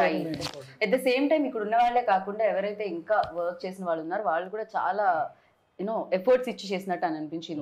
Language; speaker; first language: Telugu; native; Telugu